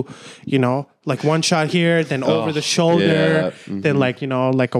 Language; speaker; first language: English; non-native, local second language; Urdu